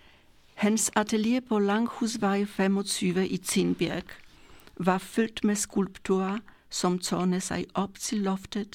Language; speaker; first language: Danish; non-native, fluent; Polish